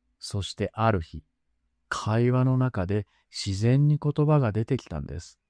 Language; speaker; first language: Japanese; native; Japanese